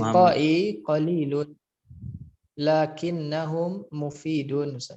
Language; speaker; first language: Arabic; non-native, learner; Indonesian